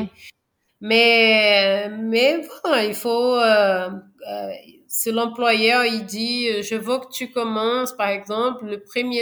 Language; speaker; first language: French; non-native, fluent; Portuguese